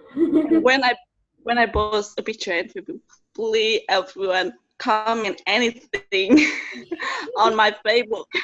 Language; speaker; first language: English; non-native, learner; Vietnamese